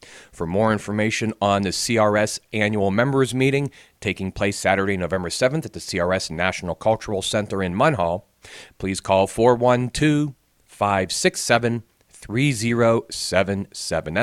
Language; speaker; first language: English; native; English